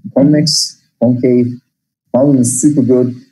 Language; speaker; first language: English; non-native, fluent; Turkish